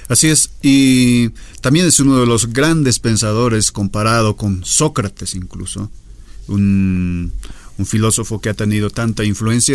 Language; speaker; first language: Spanish; native; Spanish